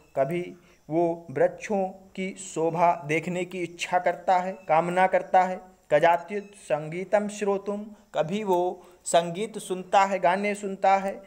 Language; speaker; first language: Hindi; native; Hindi